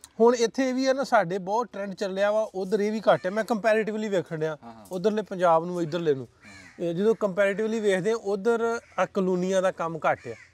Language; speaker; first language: Punjabi; native; Punjabi